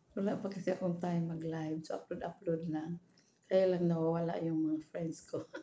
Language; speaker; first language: Filipino; non-native, local second language; Cebuano